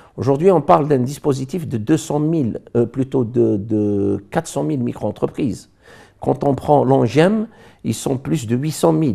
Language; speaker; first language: French; non-native, local second language; Arabic